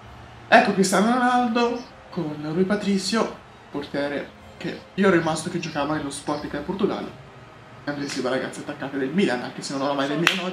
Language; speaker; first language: Italian; native; Italian